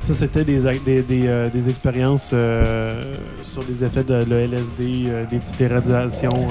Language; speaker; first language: French; native; French